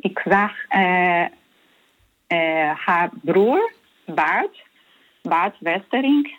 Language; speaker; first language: Dutch; non-native, learner; Portuguese